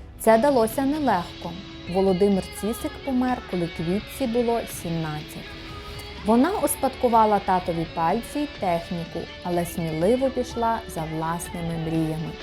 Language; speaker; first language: Ukrainian; native; Ukrainian